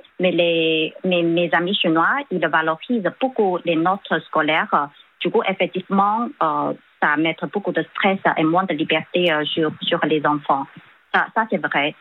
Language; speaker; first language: French; non-native, fluent; Chinese